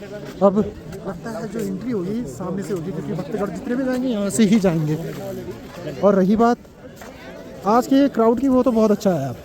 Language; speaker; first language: Hindi; native; Hindi